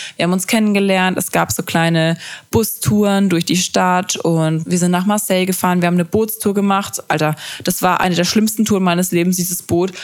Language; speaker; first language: German; native; German